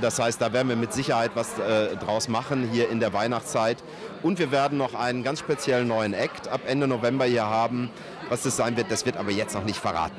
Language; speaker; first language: German; native; German